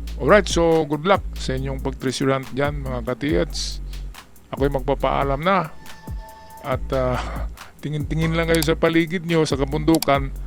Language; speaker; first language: Filipino; non-native, local second language; Cebuano